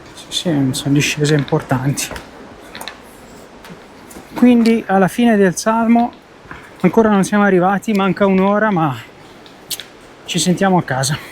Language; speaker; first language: Italian; native; Italian